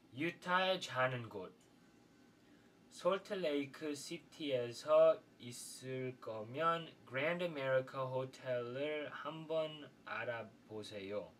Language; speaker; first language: Korean; non-native, fluent; English